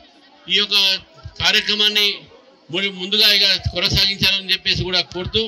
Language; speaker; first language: Telugu; native; Telugu